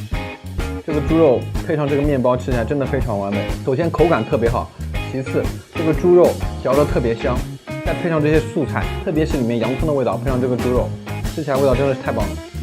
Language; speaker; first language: Chinese; native; Chinese